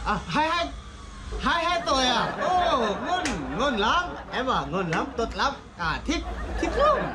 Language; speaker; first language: Vietnamese; non-native, learner; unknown